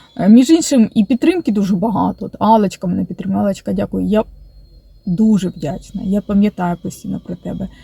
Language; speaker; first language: Ukrainian; non-native, local second language; Russian